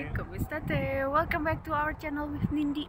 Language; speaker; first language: English; non-native, fluent; Indonesian